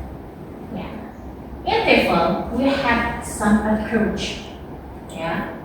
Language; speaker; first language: English; non-native, learner; Indonesian